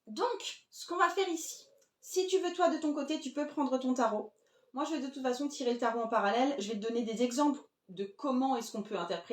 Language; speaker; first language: French; native; French